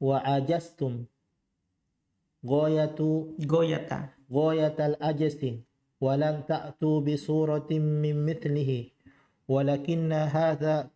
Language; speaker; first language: Arabic; non-native, learner; Indonesian